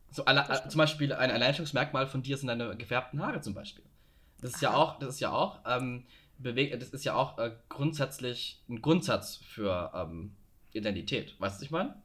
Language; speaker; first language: German; native; German